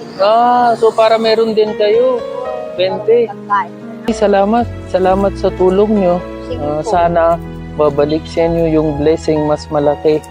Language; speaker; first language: Filipino; non-native, learner; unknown